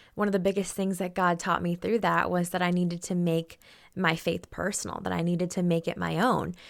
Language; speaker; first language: English; native; English